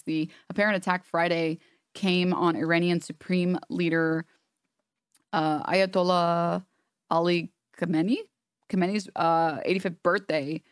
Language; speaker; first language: English; native; English